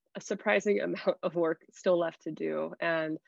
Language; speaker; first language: English; native; English